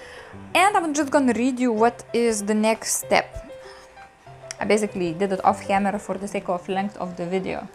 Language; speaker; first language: English; non-native, fluent; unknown